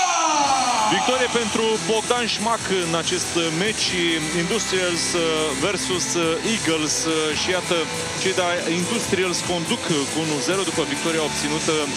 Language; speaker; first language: Romanian; native; Romanian